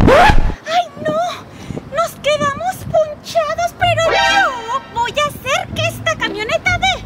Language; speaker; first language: Spanish; native; Spanish